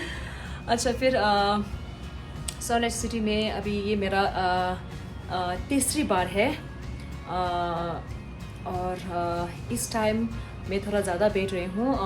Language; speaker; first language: Hindi; non-native, local second language; Tibetan